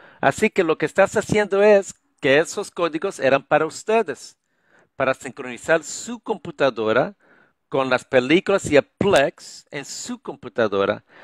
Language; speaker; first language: Spanish; early bilingual, heritage; Spanish